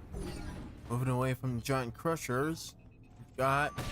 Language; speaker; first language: English; native; English